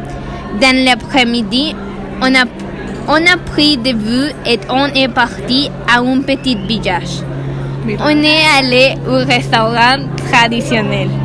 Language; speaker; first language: French; non-native, learner; Spanish